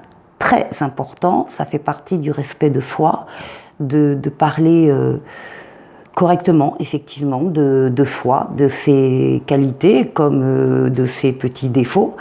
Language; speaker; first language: French; native; French